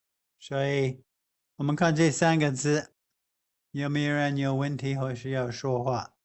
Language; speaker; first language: Chinese; non-native, fluent; English